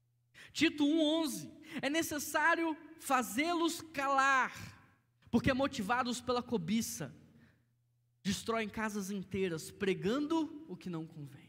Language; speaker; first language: Portuguese; native; Portuguese